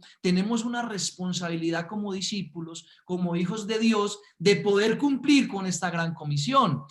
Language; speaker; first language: Spanish; native; Spanish